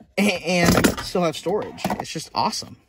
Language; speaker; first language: English; native; English